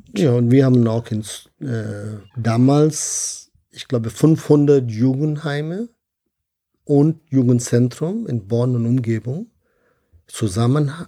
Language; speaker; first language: German; non-native, fluent; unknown